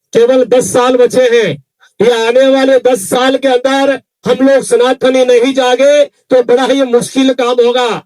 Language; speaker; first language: Hindi; non-native, local second language; Kannada